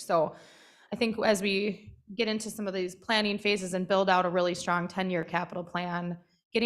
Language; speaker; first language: English; native; English